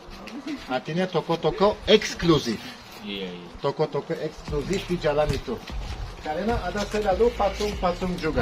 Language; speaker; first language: Indonesian; non-native, fluent; Turkish